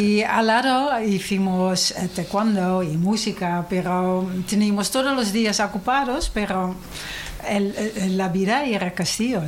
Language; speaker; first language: Spanish; non-native, fluent; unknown